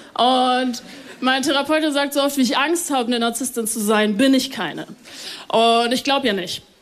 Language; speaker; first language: German; early bilingual, other home language; Spanish